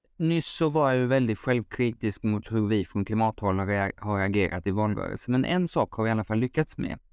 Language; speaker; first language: Swedish; native; Swedish